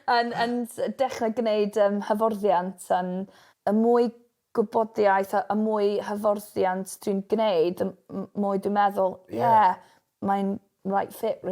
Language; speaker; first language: Welsh; non-native, local second language; English